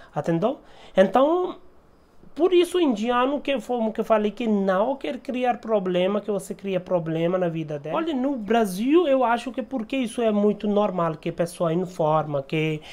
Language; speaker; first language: Portuguese; non-native, learner; Hindi